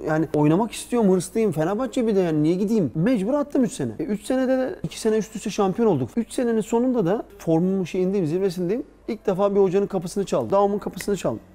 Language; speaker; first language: Turkish; early bilingual, heritage; Turkish